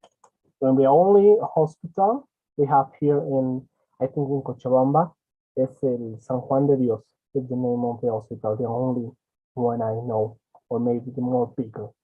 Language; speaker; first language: English; non-native, learner; Spanish